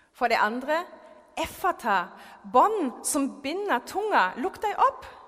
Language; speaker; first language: Norwegian; non-native, fluent; German